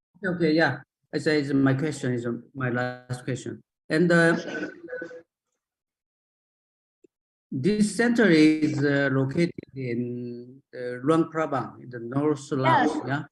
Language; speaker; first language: English; non-native, learner; Japanese